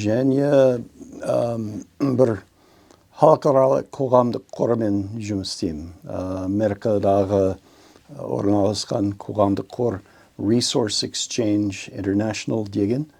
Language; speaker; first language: Kazakh; non-native, learner; English